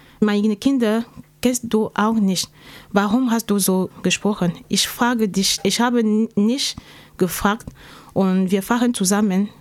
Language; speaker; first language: German; non-native, learner; French